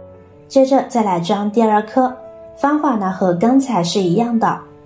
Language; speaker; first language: Chinese; native; Chinese